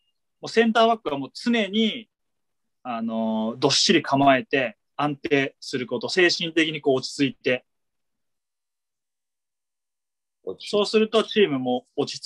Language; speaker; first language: Japanese; native; Japanese